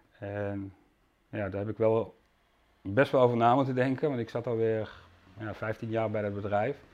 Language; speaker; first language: Dutch; native; Dutch